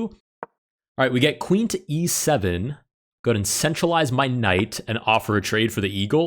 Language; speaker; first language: English; native; English